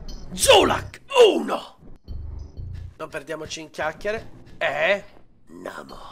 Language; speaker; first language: Italian; native; Italian